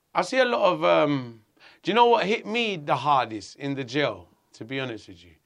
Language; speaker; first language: English; native; English